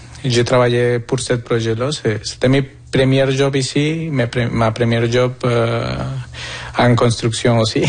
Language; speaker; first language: French; non-native, fluent; Spanish